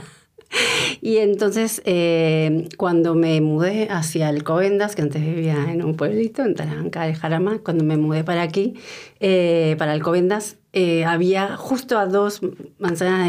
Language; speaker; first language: Spanish; native; Spanish